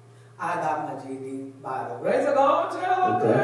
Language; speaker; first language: English; native; English